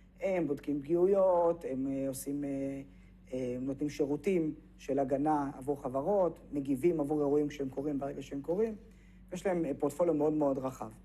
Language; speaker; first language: Hebrew; native; Hebrew